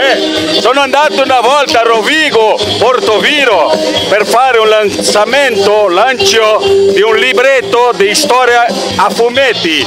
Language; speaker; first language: Italian; non-native, learner; Portuguese